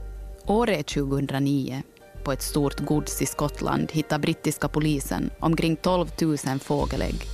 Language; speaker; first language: Swedish; native; Swedish